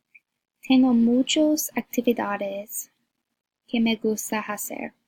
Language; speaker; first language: Spanish; non-native, learner; English